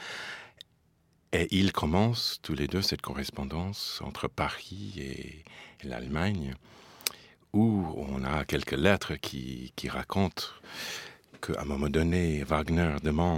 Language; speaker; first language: French; non-native, fluent; English